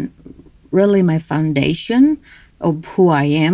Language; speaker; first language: English; non-native, local second language; Cebuano